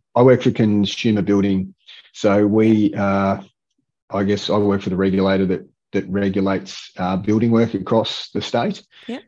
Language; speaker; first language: English; native; English